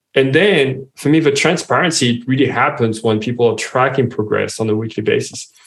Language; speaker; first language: English; non-native, fluent; French